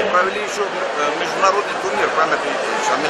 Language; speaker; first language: Russian; non-native, local second language; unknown